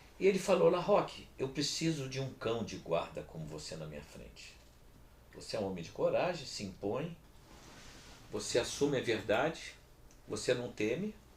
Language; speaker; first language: Portuguese; early bilingual, other home language; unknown